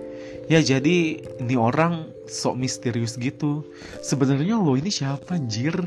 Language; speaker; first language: Indonesian; native; Indonesian